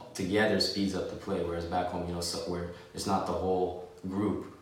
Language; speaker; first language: English; native; English